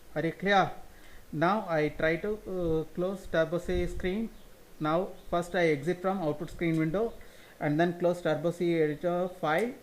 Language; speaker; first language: English; non-native, local second language; Tamil